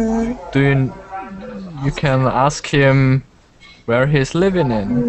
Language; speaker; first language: English; non-native, learner; German